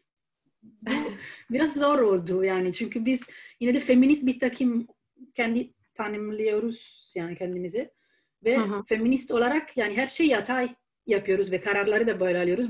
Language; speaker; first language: Turkish; non-native, fluent; Italian